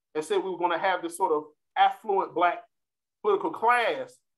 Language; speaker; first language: English; native; English